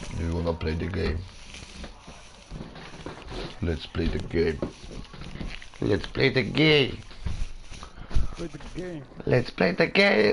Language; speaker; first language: English; non-native, learner; Polish